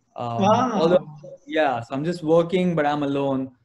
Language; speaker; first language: English; non-native, local second language; Gujarati